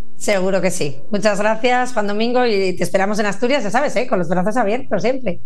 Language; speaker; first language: Spanish; native; Spanish